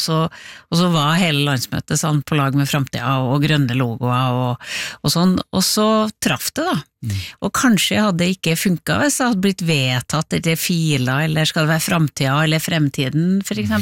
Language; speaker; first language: Norwegian; native; Norwegian